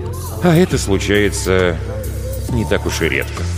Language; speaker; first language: Russian; native; Russian